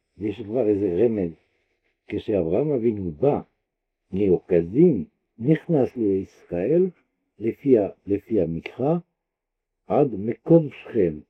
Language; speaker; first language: Hebrew; non-native, fluent; French